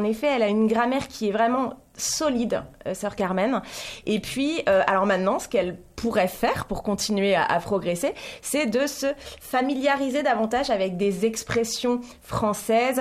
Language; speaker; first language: French; native; French